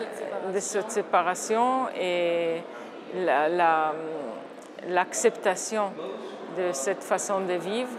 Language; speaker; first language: French; non-native, fluent; Hebrew